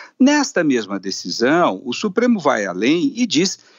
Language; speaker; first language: Portuguese; native; Portuguese